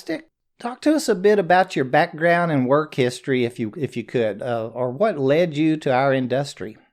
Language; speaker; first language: English; native; English